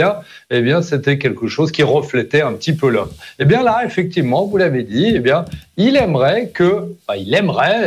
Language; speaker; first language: French; native; French